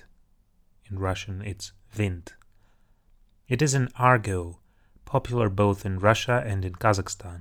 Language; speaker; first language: English; non-native, fluent; Russian